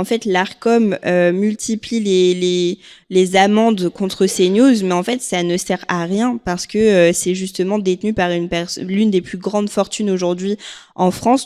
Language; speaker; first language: French; native; French